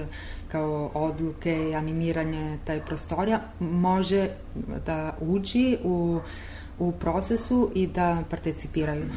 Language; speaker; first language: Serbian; non-native, learner; Italian